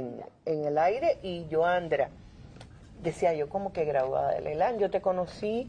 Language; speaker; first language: Spanish; native; Spanish